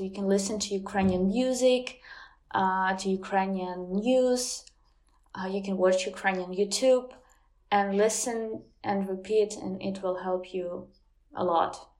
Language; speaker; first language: English; non-native, fluent; Ukrainian